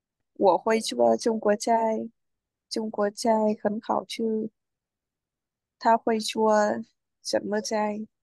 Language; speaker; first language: Chinese; non-native, learner; Vietnamese